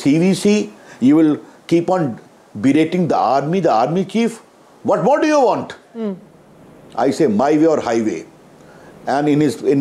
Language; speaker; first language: English; non-native, local second language; Hindi